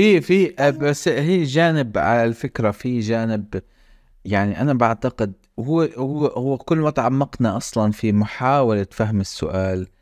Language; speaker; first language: Arabic; native; Arabic